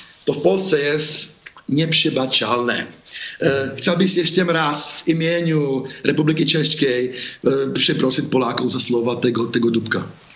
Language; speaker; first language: Czech; native; Czech